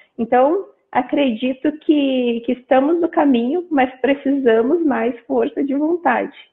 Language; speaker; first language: Portuguese; native; Portuguese